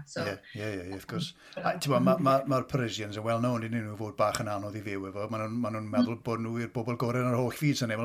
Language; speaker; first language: Welsh; native; Welsh